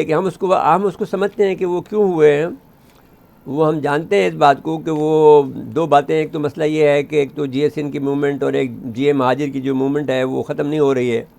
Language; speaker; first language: Urdu; native; Urdu